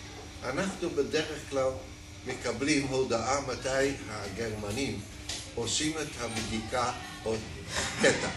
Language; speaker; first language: Hebrew; non-native, fluent; Dutch